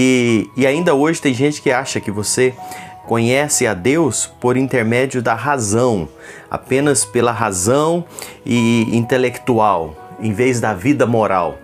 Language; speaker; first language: Portuguese; native; Portuguese